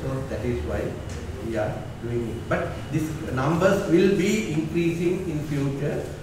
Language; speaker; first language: English; non-native, local second language; Sinhala